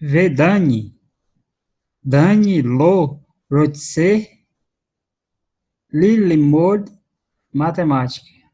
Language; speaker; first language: Hebrew; non-native, learner; Portuguese